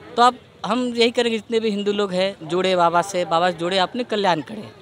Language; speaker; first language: Hindi; native; Hindi